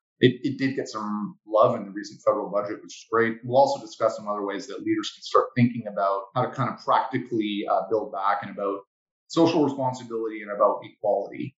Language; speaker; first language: English; native; English